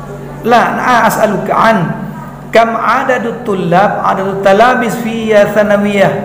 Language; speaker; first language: Arabic; non-native, fluent; Indonesian